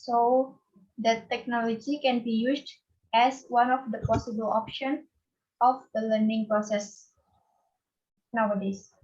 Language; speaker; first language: English; non-native, fluent; Indonesian